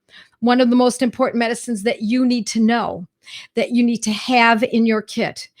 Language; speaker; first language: English; native; English